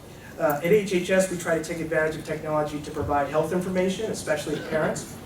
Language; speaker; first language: English; native; English